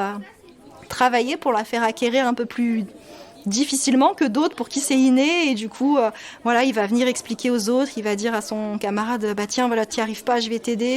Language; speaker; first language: French; native; French